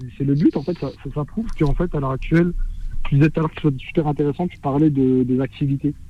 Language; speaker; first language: French; early bilingual, other home language; Arabic